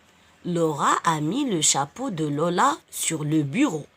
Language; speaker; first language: French; non-native, local second language; Arabic